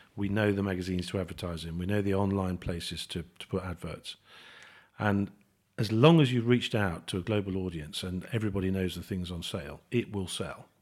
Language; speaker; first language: English; native; English